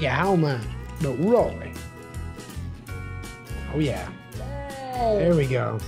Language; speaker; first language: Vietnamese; non-native, learner; English